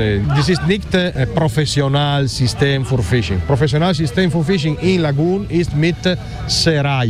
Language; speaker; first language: German; non-native, learner; Italian